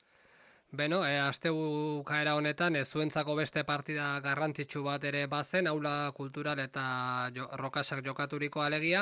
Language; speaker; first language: Basque; native; Basque